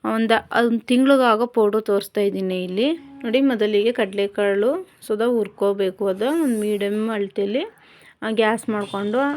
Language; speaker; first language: Kannada; native; Kannada